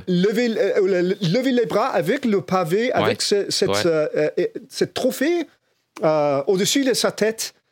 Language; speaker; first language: French; non-native, fluent; English